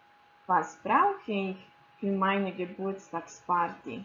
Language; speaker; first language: German; non-native, fluent; Croatian